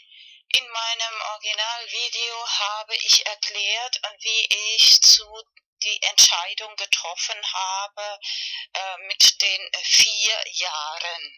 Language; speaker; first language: German; non-native, fluent; Spanish